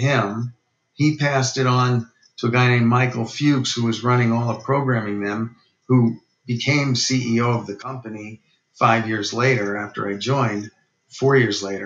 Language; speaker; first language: English; native; English